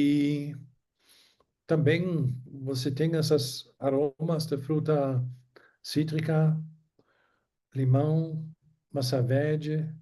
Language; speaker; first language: Portuguese; non-native, fluent; German